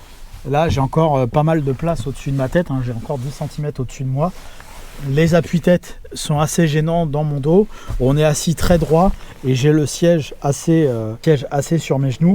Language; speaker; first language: French; native; French